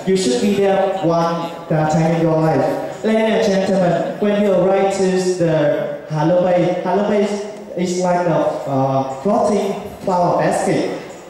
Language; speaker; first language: English; non-native, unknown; Vietnamese